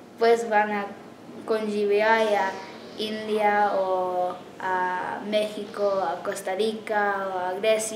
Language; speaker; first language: Spanish; early bilingual, heritage; English